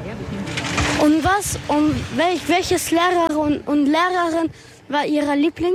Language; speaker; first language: German; non-native, learner; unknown